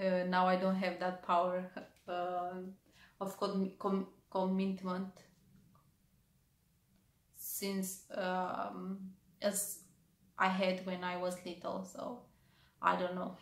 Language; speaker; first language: English; non-native, fluent; Romanian